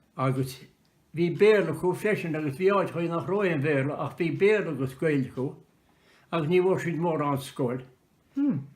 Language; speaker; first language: Irish; native; Irish